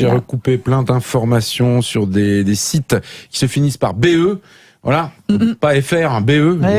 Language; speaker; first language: French; native; French